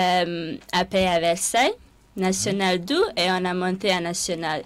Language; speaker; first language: French; non-native, fluent; Serbian